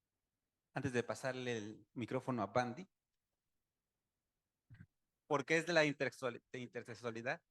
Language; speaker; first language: Spanish; native; Spanish